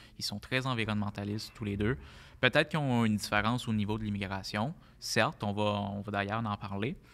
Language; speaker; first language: French; native; French